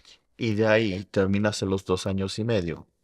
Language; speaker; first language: Spanish; early bilingual, heritage; Spanish